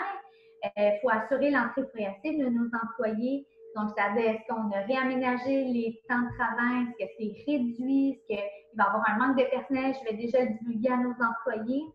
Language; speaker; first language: French; native; French